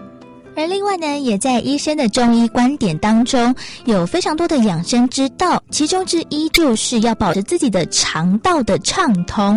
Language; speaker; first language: Chinese; native; Chinese